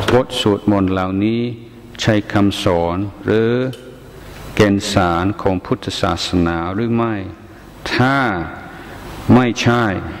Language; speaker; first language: Thai; non-native, fluent; English